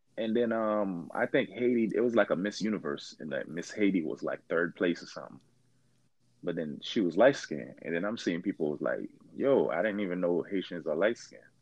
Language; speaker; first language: English; early bilingual, other home language; Haitian Creole